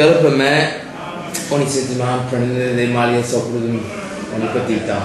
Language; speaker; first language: Italian; non-native, learner; English